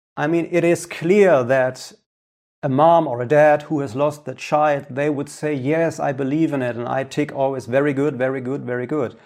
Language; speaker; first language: English; non-native, fluent; German